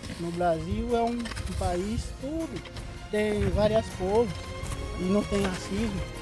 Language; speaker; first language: Portuguese; non-native, learner; Haitian Creole